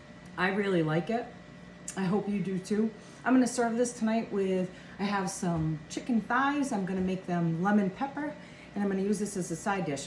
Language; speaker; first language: English; native; English